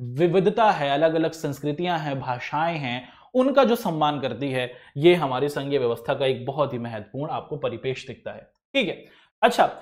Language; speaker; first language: Hindi; native; Hindi